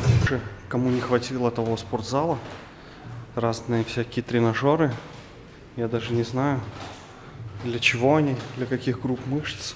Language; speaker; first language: Russian; native; Russian